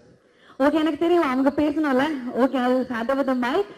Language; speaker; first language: Tamil; non-native, fluent; Malayalam